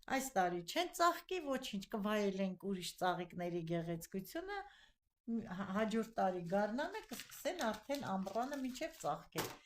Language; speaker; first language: Armenian; native; Armenian